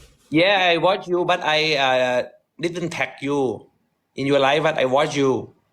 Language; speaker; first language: English; non-native, learner; Thai